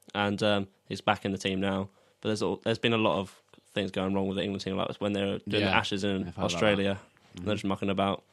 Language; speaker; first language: English; native; English